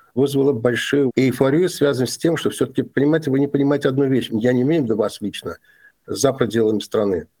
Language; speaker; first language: Russian; non-native, local second language; Azerbaijani